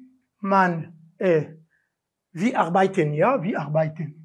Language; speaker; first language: German; non-native, learner; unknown